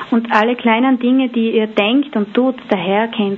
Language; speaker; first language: German; native; German